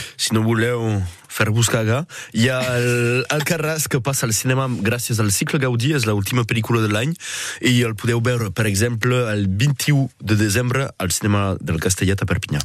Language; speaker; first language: Catalan; non-native, local second language; French